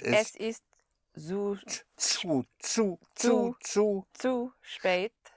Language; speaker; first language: German; non-native, learner; English